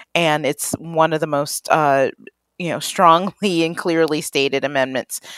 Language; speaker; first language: English; native; English